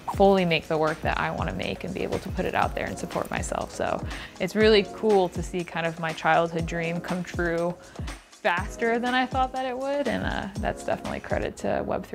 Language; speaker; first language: English; native; English